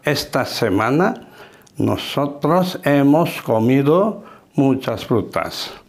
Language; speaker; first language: Spanish; non-native, fluent; Indonesian